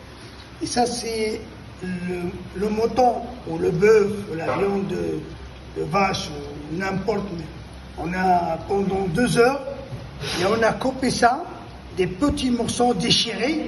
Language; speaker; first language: French; non-native, local second language; Arabic